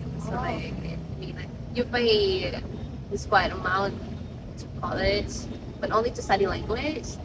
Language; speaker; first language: English; non-native, learner; Indonesian